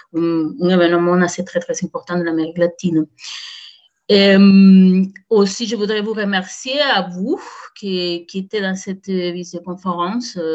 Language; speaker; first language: French; non-native, fluent; Spanish